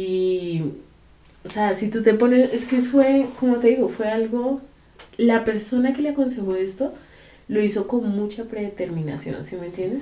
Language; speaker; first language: Spanish; native; Spanish